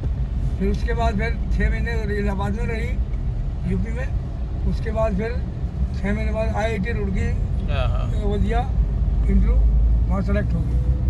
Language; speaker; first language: Hindi; native; Hindi